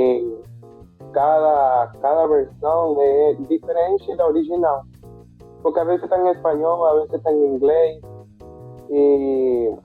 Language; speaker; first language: Portuguese; non-native, fluent; Spanish